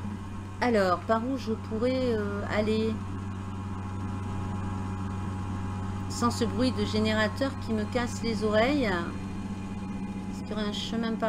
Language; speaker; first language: French; native; French